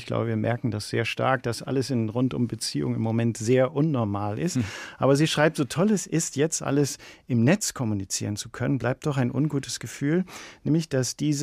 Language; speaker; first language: German; native; German